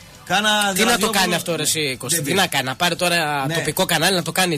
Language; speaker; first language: Greek; native; Greek